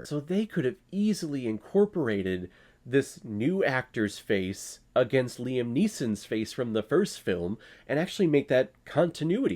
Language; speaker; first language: English; native; English